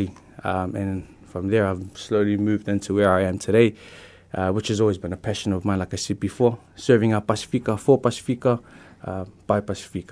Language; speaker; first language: English; native; English